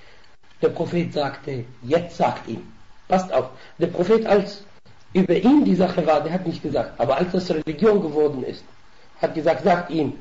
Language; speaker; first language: German; non-native, fluent; Arabic